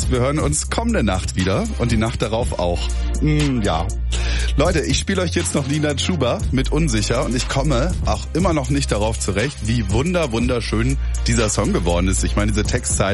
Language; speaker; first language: German; native; German